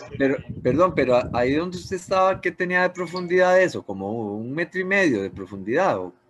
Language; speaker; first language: Spanish; native; Spanish